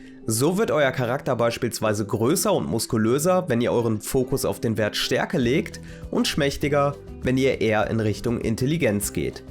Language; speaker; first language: German; native; German